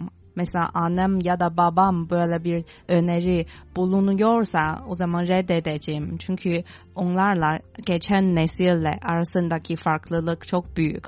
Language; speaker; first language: Turkish; non-native, fluent; Chinese